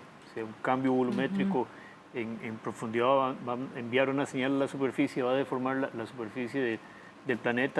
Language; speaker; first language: Spanish; native; Spanish